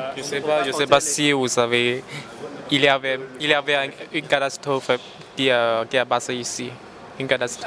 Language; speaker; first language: French; non-native, learner; Chinese